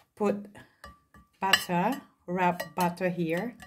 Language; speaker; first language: English; non-native, local second language; Filipino